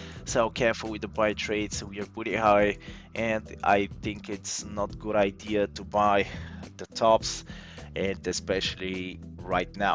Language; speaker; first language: English; non-native, fluent; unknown